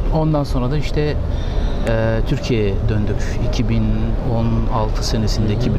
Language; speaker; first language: Turkish; early bilingual, heritage; Turkish